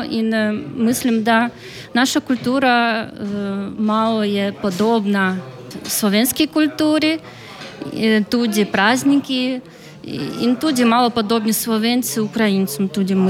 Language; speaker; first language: Slovenian; non-native, learner; Ukrainian